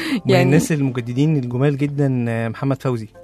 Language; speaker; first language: Arabic; native; Arabic